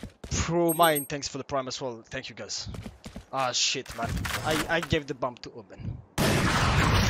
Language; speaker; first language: English; non-native, fluent; French